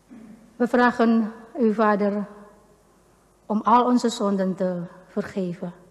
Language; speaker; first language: Dutch; non-native, fluent; Indonesian